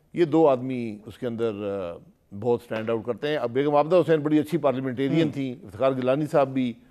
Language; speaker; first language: Urdu; non-native, local second language; Punjabi